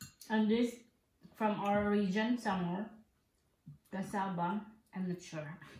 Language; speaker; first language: English; non-native, local second language; Filipino